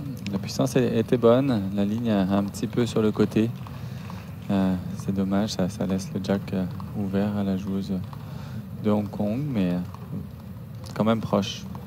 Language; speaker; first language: French; native; French